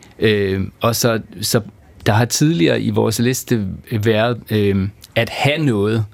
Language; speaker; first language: Danish; native; Danish